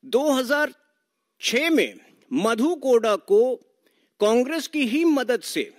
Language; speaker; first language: Hindi; native; Hindi